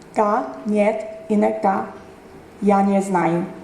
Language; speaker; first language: Russian; non-native, learner; English